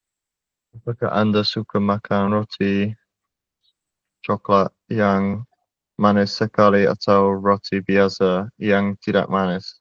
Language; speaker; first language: Indonesian; non-native, learner; English